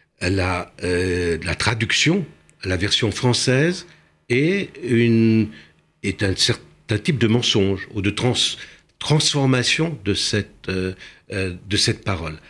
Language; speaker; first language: French; early bilingual, other home language; Romanian